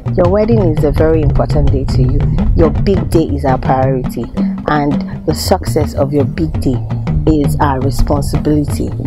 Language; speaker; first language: English; non-native, local second language; Yoruba